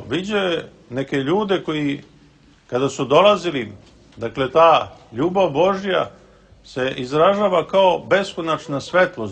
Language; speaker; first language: Serbian; native; Serbian